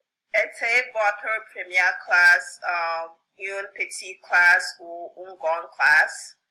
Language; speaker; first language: French; non-native, learner; English